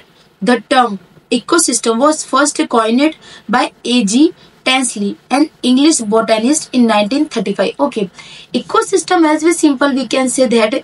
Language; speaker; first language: English; non-native, local second language; Hindi